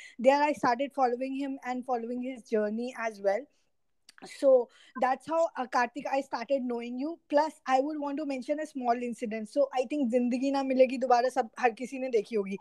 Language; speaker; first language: English; non-native, local second language; Hindi